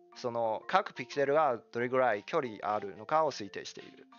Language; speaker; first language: Japanese; non-native, fluent; Chinese